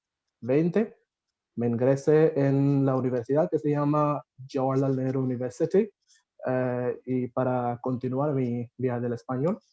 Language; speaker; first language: Spanish; non-native, fluent; Bangla